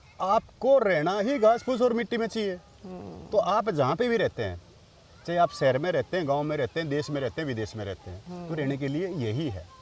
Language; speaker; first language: Hindi; native; Hindi